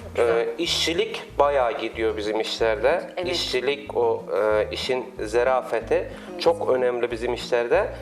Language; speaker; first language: Turkish; non-native, fluent; Persian